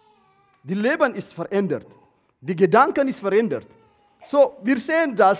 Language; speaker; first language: German; non-native, learner; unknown